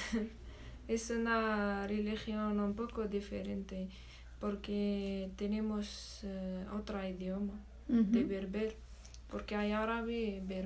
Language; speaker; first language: Spanish; non-native, learner; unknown